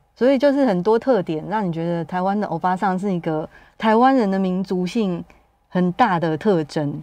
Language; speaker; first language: Chinese; native; Chinese